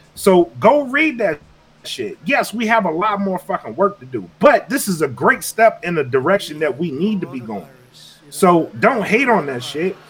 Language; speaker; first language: English; native; English